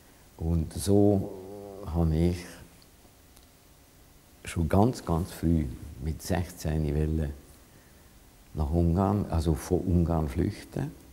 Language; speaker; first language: German; non-native, fluent; Hungarian